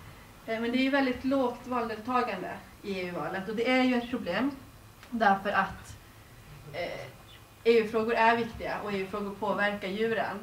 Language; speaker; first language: Swedish; native; Swedish